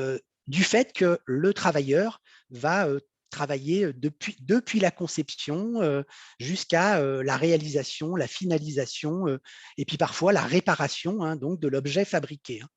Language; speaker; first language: French; native; French